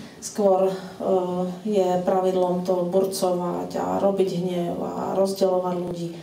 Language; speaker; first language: Slovak; native; Slovak